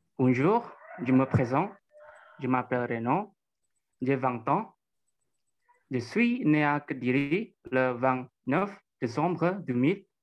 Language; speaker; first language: French; non-native, learner; Indonesian